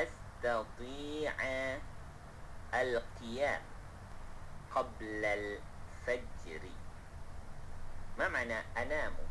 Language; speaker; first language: Arabic; non-native, fluent; Malay